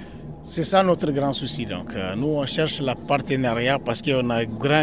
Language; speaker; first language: French; non-native, local second language; Tamasheq